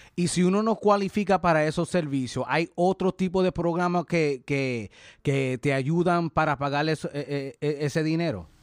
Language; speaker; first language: Spanish; early bilingual, heritage; Spanish